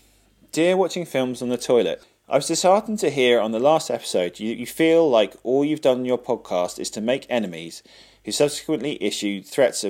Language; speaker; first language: English; native; English